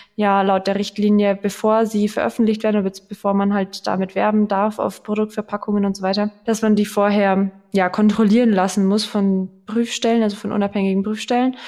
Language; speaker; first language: German; native; German